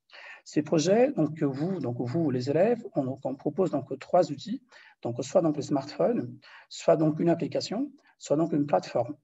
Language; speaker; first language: French; non-native, fluent; Portuguese